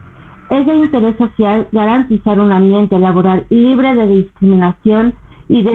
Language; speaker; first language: Spanish; native; Spanish